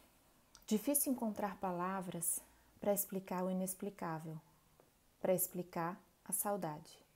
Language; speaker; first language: Portuguese; native; Portuguese